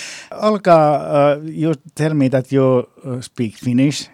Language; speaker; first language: English; non-native, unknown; Finnish